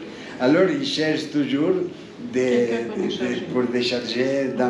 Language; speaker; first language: French; non-native, fluent; Italian